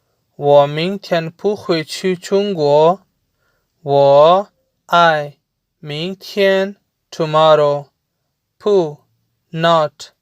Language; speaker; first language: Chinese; non-native, learner; Urdu